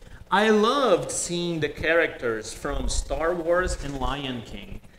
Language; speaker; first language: English; non-native, fluent; Portuguese